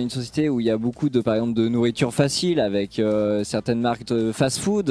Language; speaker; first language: French; native; French